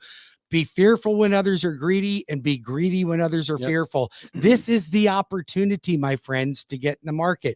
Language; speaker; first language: English; native; English